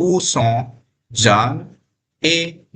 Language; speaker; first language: French; non-native, fluent; Hindi